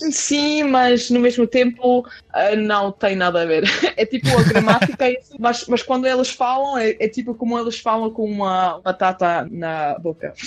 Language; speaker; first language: Portuguese; non-native, fluent; Icelandic